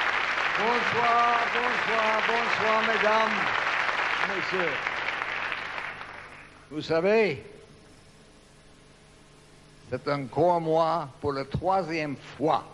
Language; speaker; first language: French; non-native, learner; English